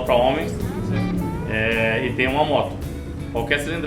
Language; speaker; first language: Portuguese; native; Portuguese